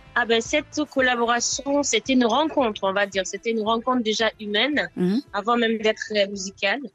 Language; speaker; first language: French; non-native, local second language; Mossi